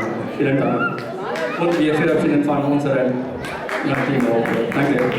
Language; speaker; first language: German; non-native, learner; Tamil